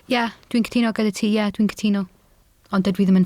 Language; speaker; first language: Welsh; non-native, local second language; English